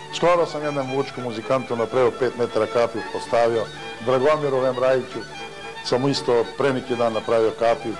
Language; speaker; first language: Bosnian; native; Bosnian